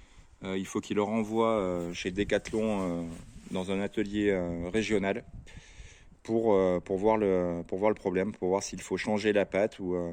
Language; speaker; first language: French; native; French